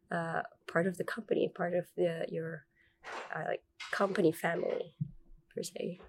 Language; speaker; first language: English; non-native, local second language; Filipino